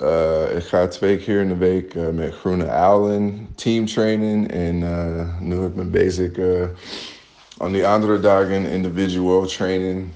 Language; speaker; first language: Dutch; non-native, learner; English